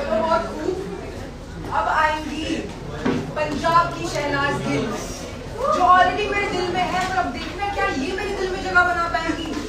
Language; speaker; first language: Hindi; native; Hindi